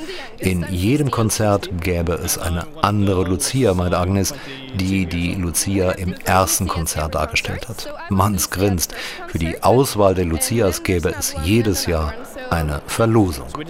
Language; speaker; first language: German; native; German